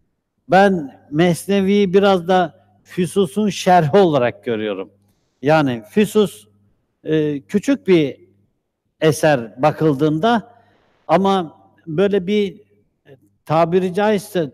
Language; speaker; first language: Turkish; native; Turkish